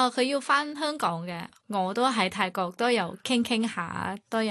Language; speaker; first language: Cantonese; non-native, fluent; Thai